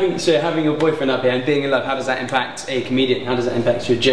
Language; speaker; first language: English; native; English